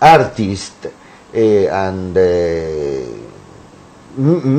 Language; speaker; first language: English; non-native, learner; Spanish